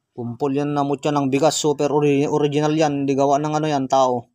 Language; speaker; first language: Filipino; non-native, local second language; Iloko